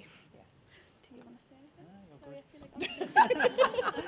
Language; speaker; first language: English; native; English